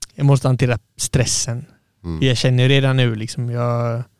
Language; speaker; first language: Swedish; native; Swedish